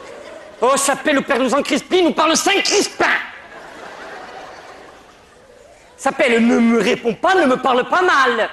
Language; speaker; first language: French; native; French